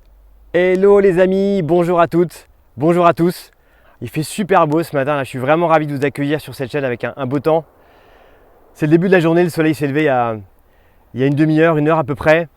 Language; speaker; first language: French; native; French